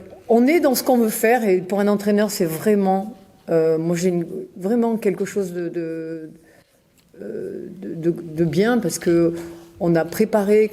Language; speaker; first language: French; native; French